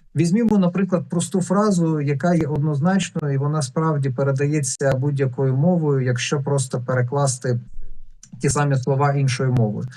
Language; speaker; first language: Ukrainian; non-native, local second language; Russian